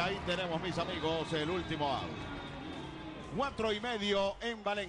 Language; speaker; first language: Spanish; native; Spanish